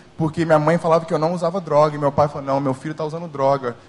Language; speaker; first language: Portuguese; early bilingual, heritage; English